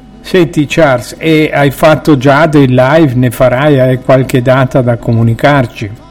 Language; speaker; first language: Italian; native; Italian